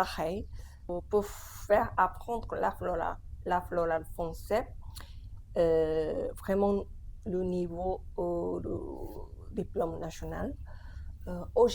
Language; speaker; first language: French; non-native, fluent; Japanese